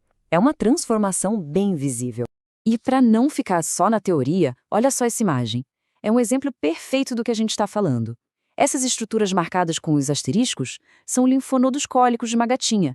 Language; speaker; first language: Portuguese; native; Portuguese